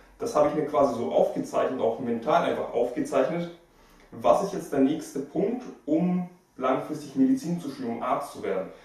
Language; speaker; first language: German; early bilingual, other home language; Russian